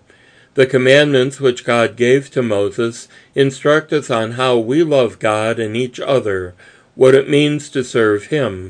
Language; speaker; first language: English; native; English